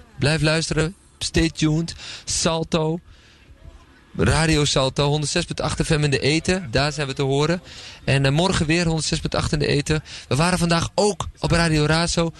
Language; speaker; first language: Dutch; native; Dutch